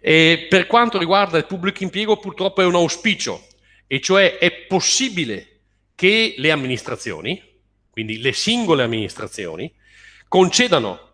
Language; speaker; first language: Italian; native; Italian